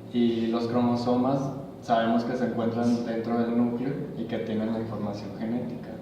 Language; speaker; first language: Spanish; native; Spanish